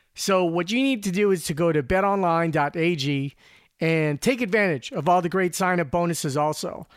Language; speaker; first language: English; non-native, local second language; Filipino